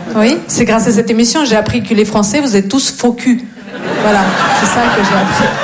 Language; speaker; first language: French; non-native, fluent; Russian